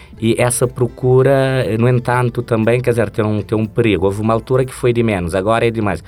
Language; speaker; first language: Portuguese; non-native, local second language; Kabuverdianu